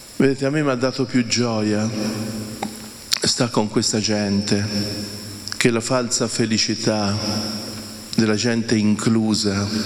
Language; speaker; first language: Italian; native; Italian